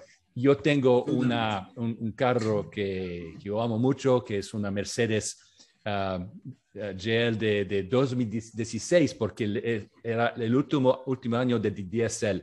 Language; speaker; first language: Spanish; non-native, fluent; French